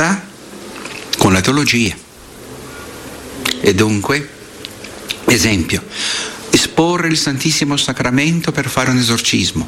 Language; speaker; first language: Italian; non-native, fluent; Portuguese